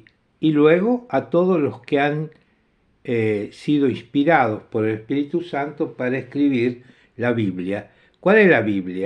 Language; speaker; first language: Spanish; non-native, fluent; Italian